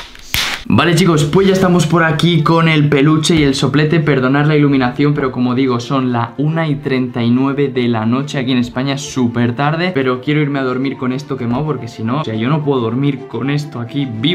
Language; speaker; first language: Spanish; native; Spanish